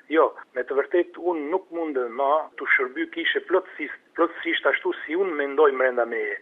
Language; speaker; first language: Albanian; non-native, fluent; Italian